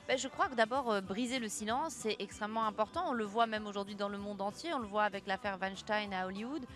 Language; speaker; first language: French; native; French